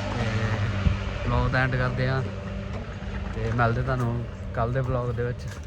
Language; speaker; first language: Punjabi; native; Punjabi